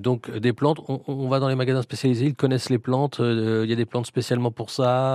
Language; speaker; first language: French; native; French